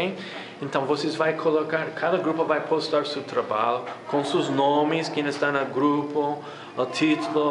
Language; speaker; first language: Portuguese; non-native, fluent; English